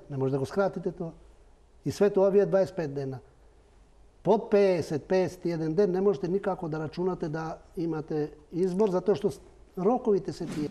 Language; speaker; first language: Macedonian; non-native, local second language; Albanian